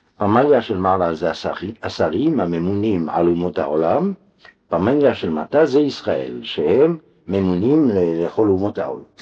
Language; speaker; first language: Hebrew; non-native, fluent; French